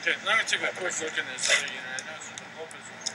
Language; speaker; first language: English; native; English